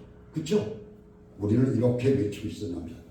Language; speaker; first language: Korean; native; Korean